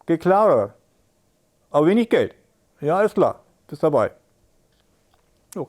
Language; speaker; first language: German; native; German